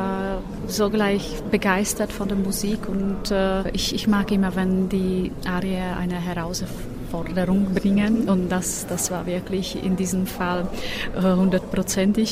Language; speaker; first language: German; non-native, fluent; Slovak